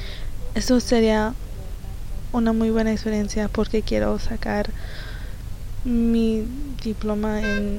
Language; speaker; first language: Spanish; early bilingual, heritage; Spanish